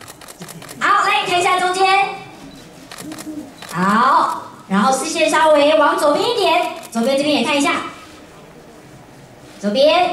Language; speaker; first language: Chinese; native; Chinese